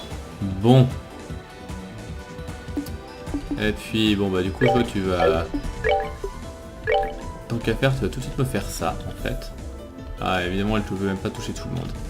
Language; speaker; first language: French; native; French